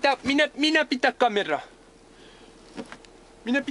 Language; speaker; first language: Finnish; non-native, learner; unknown